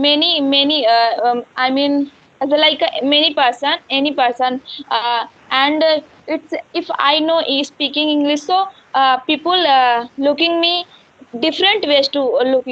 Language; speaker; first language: English; non-native, learner; Hindi